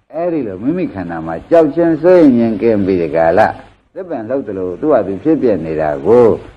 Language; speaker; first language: Burmese; native; Burmese